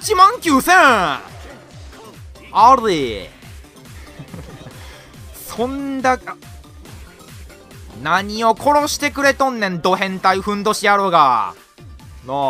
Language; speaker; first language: Japanese; native; Japanese